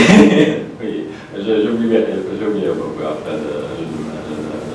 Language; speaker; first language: French; non-native, learner; Polish